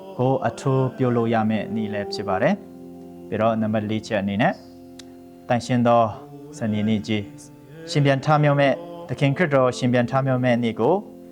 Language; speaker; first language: Burmese; non-native, local second language; Hakha Chin